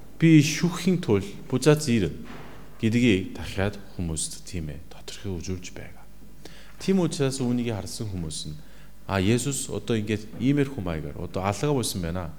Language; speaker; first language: Mongolian; non-native, fluent; Korean